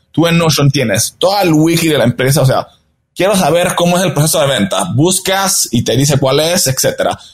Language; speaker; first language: Spanish; non-native, fluent; Italian